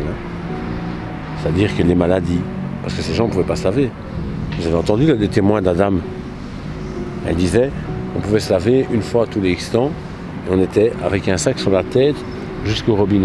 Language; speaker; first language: French; native; French